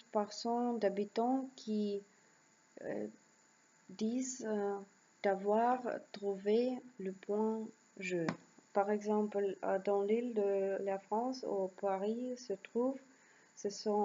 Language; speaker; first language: French; non-native, learner; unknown